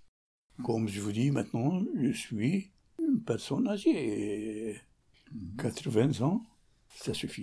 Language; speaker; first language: French; non-native, learner; Arabic